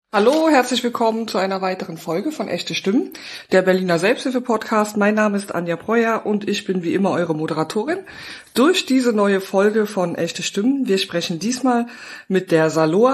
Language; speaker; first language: German; native; German